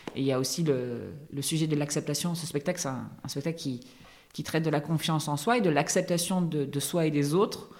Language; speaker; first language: French; native; French